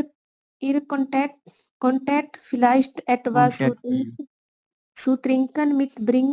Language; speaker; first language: German; non-native, learner; Urdu